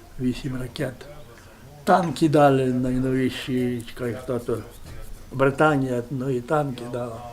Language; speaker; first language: Ukrainian; native; Ukrainian